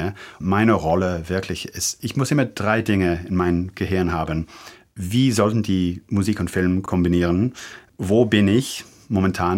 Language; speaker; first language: German; non-native, fluent; English